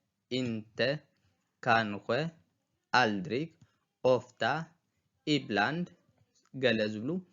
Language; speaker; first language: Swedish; non-native, fluent; Tigrinya